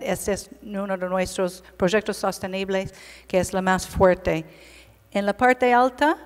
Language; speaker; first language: Spanish; non-native, learner; English